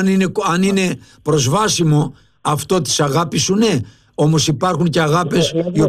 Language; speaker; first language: Greek; native; Greek